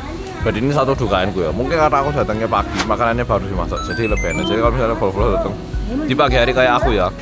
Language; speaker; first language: Indonesian; early bilingual, other home language; Korean